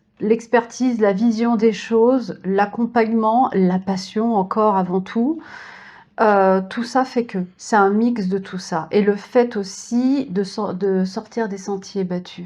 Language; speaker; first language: French; native; French